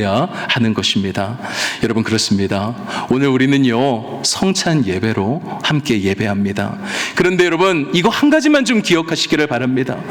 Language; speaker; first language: Korean; native; Korean